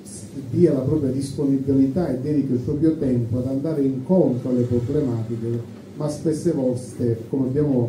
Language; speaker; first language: Italian; native; Italian